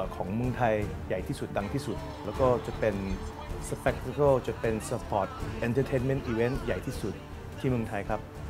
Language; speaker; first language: Thai; native; Thai